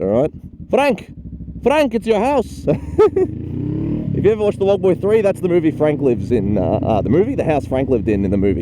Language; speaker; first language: English; native; English